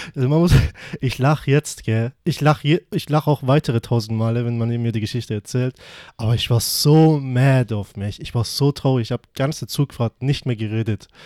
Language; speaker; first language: German; early bilingual, other home language; Persian